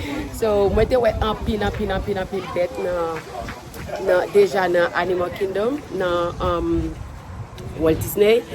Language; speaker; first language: French; non-native, learner; Haitian Creole